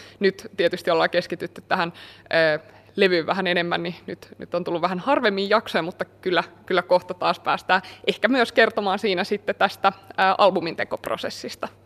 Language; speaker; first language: Finnish; native; Finnish